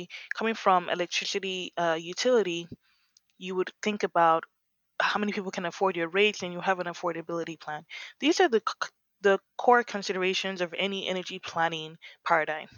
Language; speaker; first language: English; non-native, local second language; Yoruba